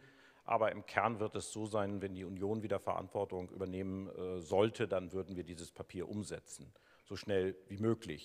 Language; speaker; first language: German; native; German